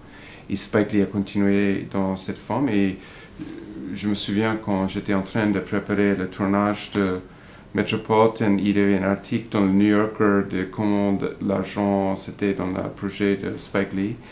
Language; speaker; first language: French; non-native, fluent; English